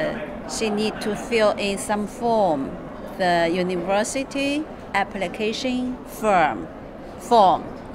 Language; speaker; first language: English; non-native, learner; Chinese